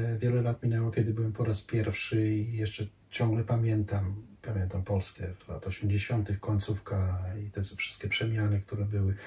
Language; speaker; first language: Polish; non-native, fluent; Croatian